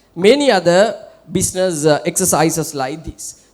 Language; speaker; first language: English; non-native, local second language; Sinhala